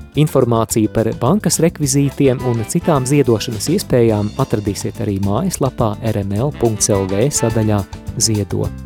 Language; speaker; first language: Latvian; native; Latvian